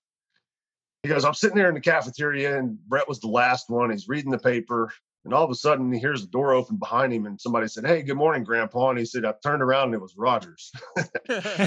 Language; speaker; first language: English; native; English